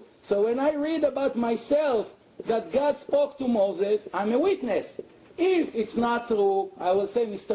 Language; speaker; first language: English; non-native, fluent; Hebrew